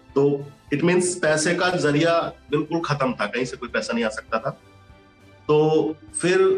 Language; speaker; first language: Hindi; native; Hindi